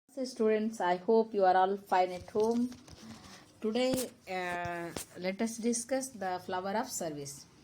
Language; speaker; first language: English; non-native, local second language; Kannada